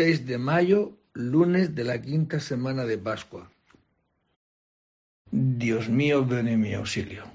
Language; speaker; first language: Spanish; native; Spanish